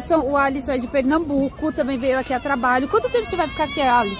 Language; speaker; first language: Portuguese; native; Portuguese